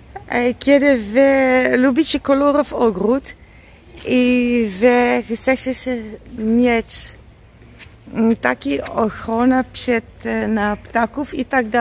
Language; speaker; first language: Polish; non-native, learner; Dutch